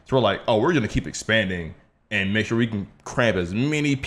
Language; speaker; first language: English; native; English